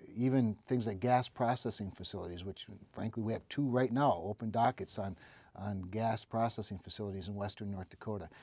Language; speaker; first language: English; native; English